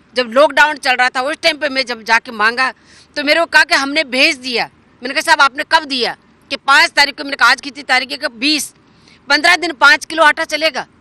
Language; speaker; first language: Hindi; native; Hindi